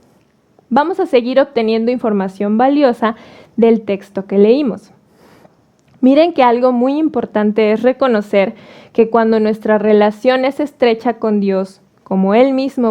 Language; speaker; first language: Spanish; native; Spanish